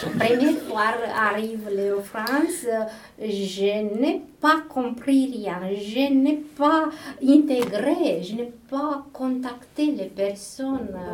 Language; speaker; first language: French; non-native, learner; Romanian